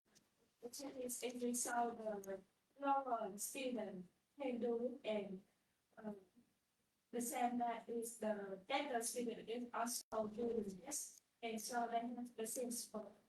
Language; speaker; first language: English; non-native, learner; Vietnamese